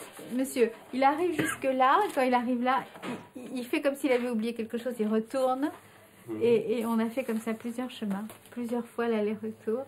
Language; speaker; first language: French; native; French